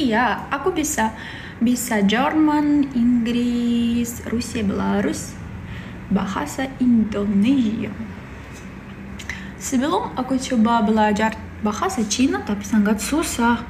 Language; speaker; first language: Indonesian; non-native, learner; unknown